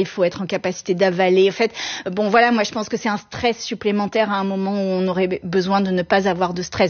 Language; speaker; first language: French; native; French